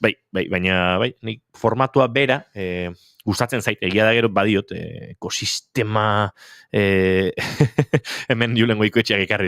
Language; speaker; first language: Basque; native; Basque